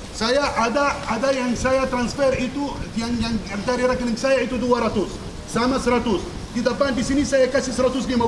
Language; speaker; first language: Indonesian; non-native, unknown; Arabic